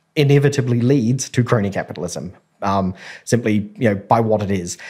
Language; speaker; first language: English; native; English